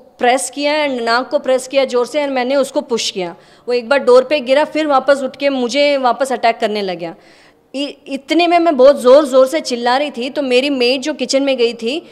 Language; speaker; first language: Hindi; native; Hindi